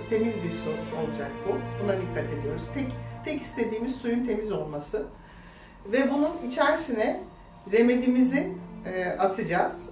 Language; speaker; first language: Turkish; native; Turkish